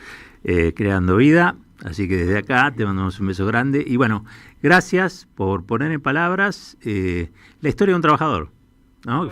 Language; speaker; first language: Spanish; native; Spanish